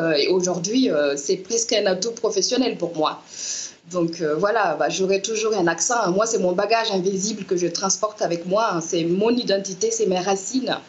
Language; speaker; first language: French; non-native, local second language; Mossi